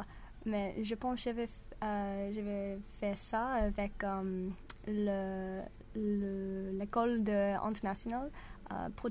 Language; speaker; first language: French; non-native, learner; English